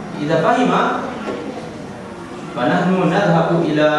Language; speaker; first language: Arabic; non-native, learner; Malay